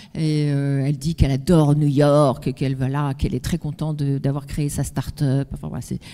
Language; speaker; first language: French; native; French